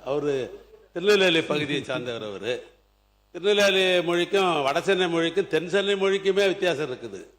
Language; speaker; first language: Tamil; native; Tamil